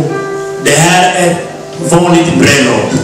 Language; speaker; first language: Swedish; non-native, learner; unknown